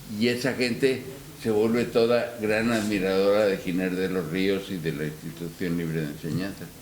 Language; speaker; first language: Spanish; native; Spanish